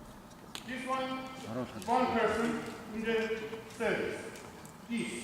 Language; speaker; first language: English; non-native, learner; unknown